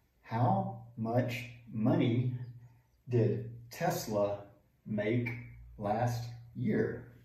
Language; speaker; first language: English; native; English